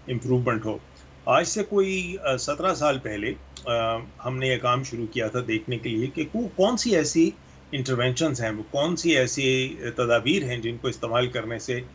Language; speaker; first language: Urdu; native; Urdu